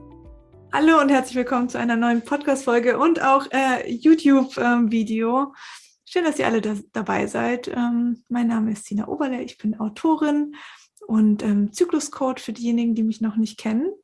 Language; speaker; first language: German; native; German